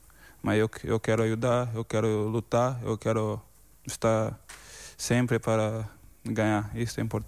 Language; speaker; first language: Spanish; non-native, learner; Portuguese